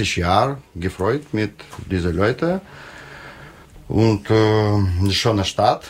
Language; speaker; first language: German; non-native, learner; Russian